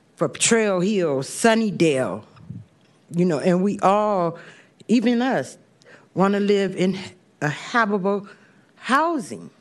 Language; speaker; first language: English; native; English